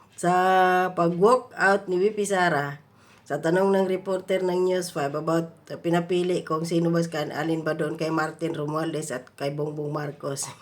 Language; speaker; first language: Filipino; non-native, local second language; Cebuano